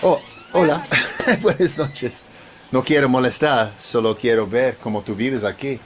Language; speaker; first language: Spanish; non-native, learner; English